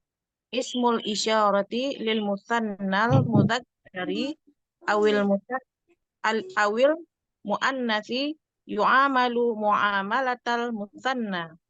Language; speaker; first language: Arabic; non-native, learner; Indonesian